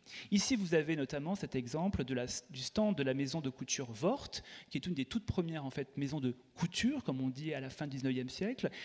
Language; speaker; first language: French; native; French